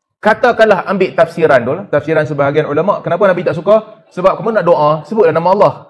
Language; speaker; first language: Malay; native; Malay